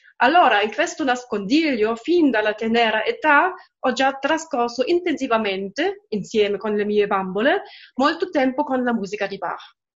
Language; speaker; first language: Italian; non-native, fluent; German